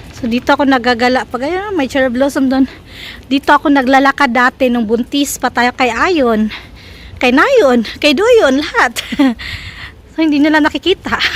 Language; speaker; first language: Filipino; native; Filipino